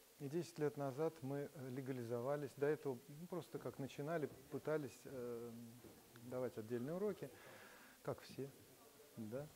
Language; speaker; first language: Russian; native; Russian